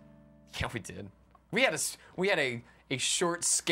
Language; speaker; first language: English; native; English